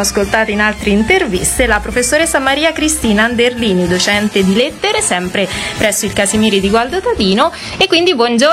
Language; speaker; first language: Italian; native; Italian